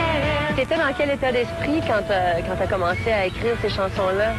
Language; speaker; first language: French; native; French